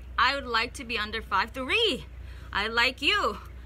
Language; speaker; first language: English; non-native, fluent; Korean